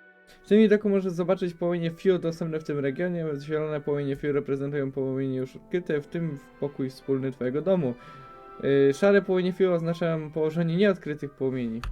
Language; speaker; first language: Polish; native; Polish